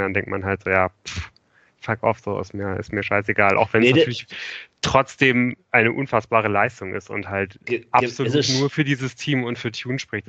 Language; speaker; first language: German; native; German